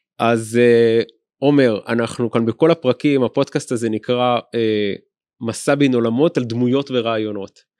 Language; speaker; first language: Hebrew; native; Hebrew